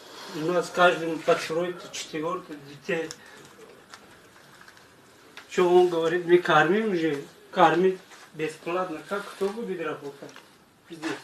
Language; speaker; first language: Russian; non-native, learner; Tajik